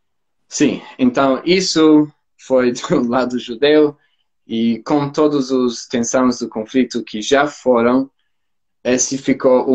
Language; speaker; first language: Portuguese; non-native, fluent; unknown